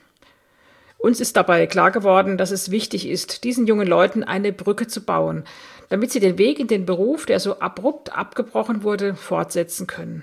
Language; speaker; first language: German; native; German